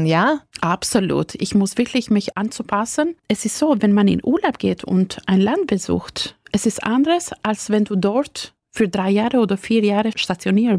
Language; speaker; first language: German; non-native, fluent; Albanian